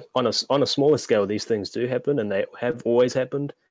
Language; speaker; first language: English; native; English